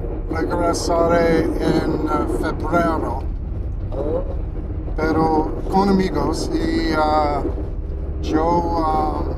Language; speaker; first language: Spanish; non-native, learner; English